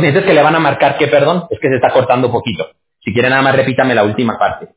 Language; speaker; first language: Spanish; native; Spanish